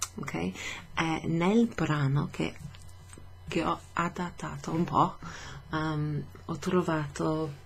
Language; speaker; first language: Italian; non-native, fluent; English